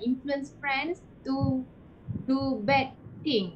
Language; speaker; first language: English; non-native, local second language; Malay